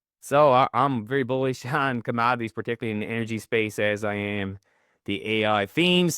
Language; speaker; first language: English; native; English